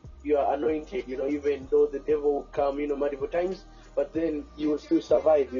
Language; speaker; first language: English; non-native, local second language; Nyanja